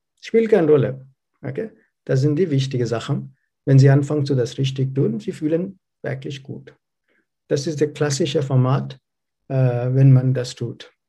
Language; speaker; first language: German; non-native, learner; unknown